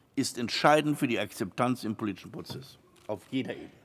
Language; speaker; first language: German; native; German